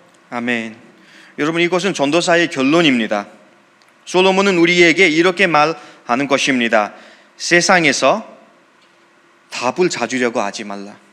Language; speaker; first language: Korean; non-native, fluent; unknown